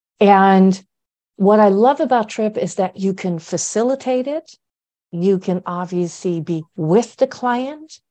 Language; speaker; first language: English; non-native, fluent; Dutch